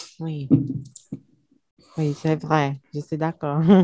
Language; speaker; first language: French; non-native, learner; Portuguese